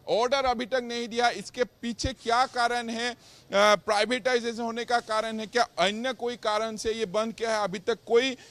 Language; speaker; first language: Hindi; non-native, local second language; Assamese